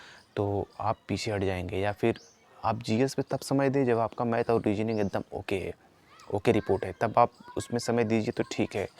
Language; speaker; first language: Hindi; native; Hindi